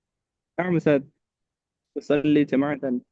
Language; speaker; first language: Arabic; non-native, learner; Indonesian